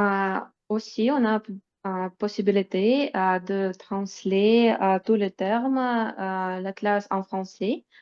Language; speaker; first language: French; non-native, fluent; Russian